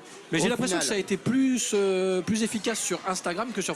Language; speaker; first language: French; native; French